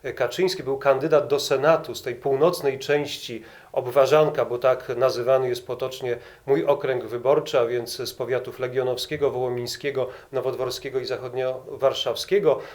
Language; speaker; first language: Polish; native; Polish